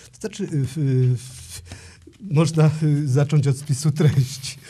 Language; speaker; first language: Polish; native; Polish